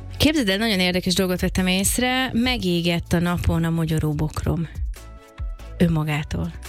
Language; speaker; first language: Hungarian; native; Hungarian